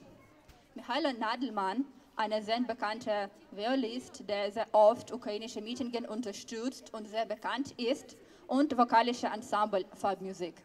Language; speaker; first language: German; non-native, learner; Ukrainian